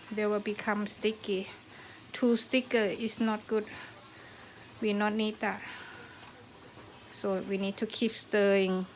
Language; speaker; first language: English; non-native, learner; Thai